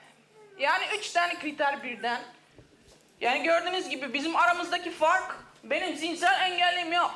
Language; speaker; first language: Turkish; early bilingual, heritage; Turkish